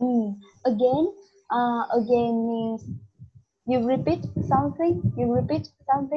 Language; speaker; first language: English; non-native, learner; Vietnamese